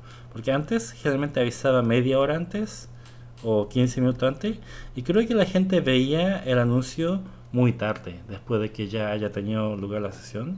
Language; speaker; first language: Spanish; non-native, fluent; Korean